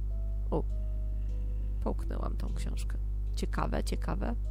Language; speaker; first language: Polish; native; Polish